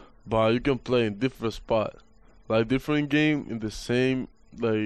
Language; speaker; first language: English; non-native, fluent; Spanish